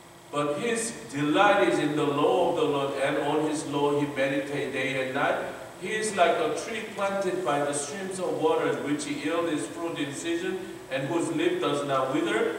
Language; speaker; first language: English; non-native, fluent; Korean